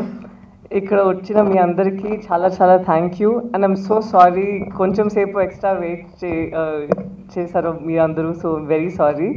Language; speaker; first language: Telugu; non-native, fluent; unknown